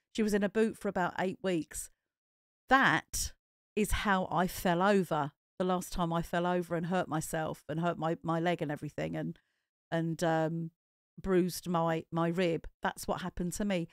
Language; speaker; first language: English; native; English